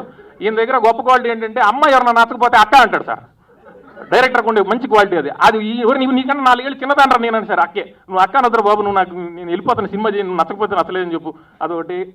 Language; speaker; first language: Telugu; native; Telugu